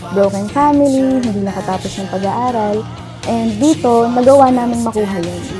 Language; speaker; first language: Filipino; native; Filipino